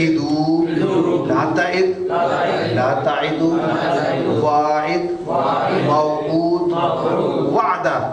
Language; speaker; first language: Arabic; non-native, fluent; Hindi